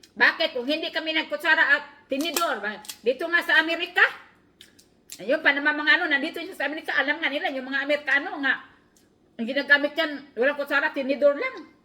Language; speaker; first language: Filipino; non-native, local second language; Cebuano